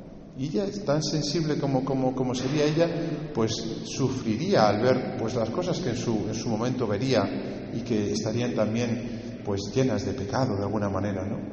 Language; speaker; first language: Spanish; native; Spanish